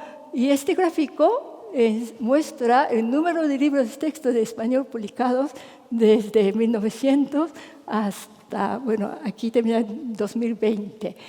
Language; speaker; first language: Spanish; non-native, fluent; Japanese